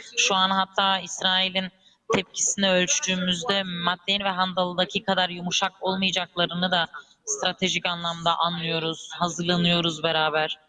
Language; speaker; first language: Turkish; early bilingual, heritage; Turkish